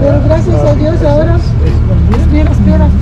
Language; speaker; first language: Spanish; non-native, learner; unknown